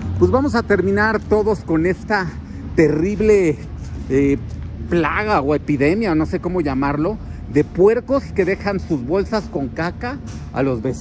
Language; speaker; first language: Spanish; native; Spanish